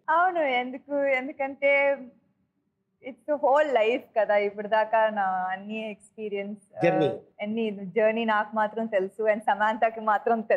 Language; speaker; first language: Telugu; non-native, local second language; Tamil